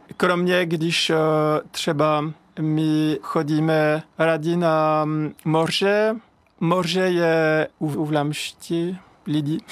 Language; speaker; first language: Czech; non-native, fluent; French